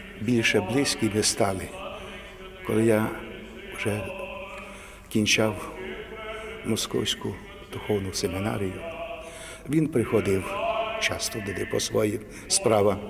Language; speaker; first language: Ukrainian; native; Ukrainian